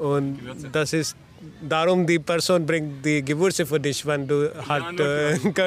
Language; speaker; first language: German; non-native, learner; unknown